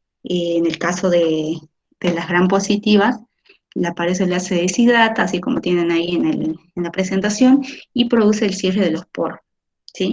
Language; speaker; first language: Spanish; native; Spanish